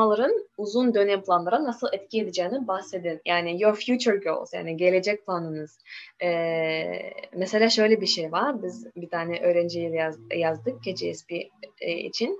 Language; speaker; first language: Turkish; non-native, learner; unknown